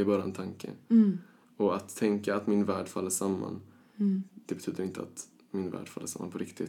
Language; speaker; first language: Swedish; early bilingual, other home language; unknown